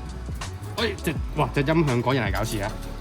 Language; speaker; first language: Chinese; native; Chinese